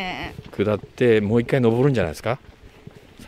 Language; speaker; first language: Japanese; native; Japanese